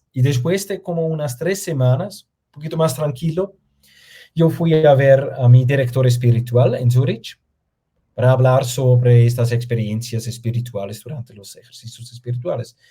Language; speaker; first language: Spanish; non-native, fluent; German